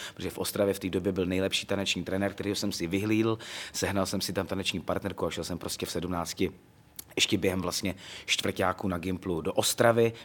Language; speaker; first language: Czech; native; Czech